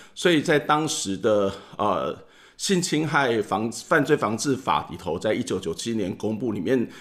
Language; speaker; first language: Chinese; native; Chinese